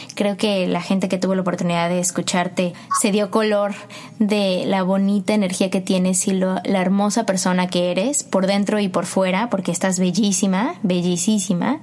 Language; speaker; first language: Spanish; native; Spanish